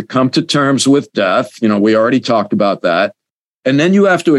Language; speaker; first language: English; native; English